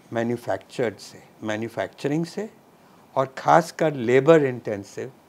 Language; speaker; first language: Hindi; non-native, local second language; Punjabi